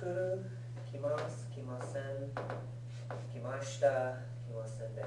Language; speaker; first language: Japanese; non-native, learner; English